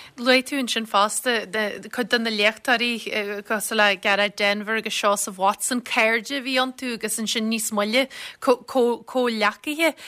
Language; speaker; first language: Irish; native; Irish